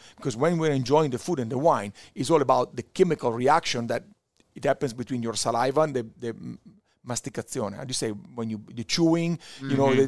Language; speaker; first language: English; non-native, fluent; Italian